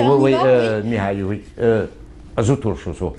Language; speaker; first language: Hungarian; non-native, fluent; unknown